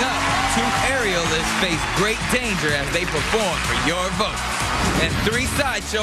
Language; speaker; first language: English; native; English